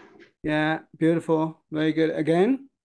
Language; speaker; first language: English; non-native, learner; Chinese